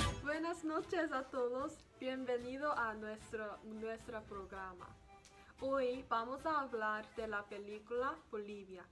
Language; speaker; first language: Spanish; non-native, learner; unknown